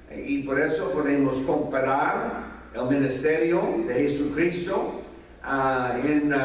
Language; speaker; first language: Spanish; non-native, fluent; English